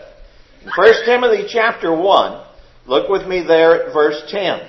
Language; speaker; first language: English; native; English